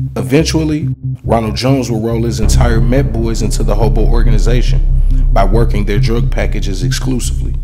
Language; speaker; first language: English; native; English